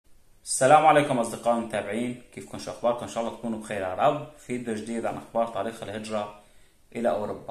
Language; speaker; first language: Arabic; native; Arabic